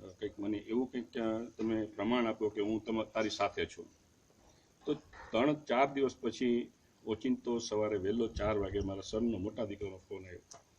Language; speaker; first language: Gujarati; native; Gujarati